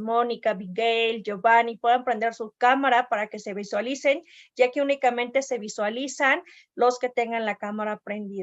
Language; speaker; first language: Spanish; native; Spanish